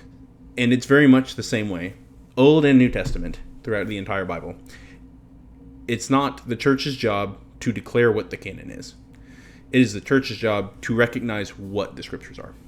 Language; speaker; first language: English; native; English